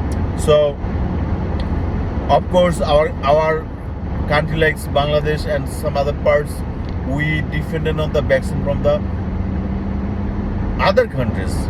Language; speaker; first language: English; non-native, local second language; Bangla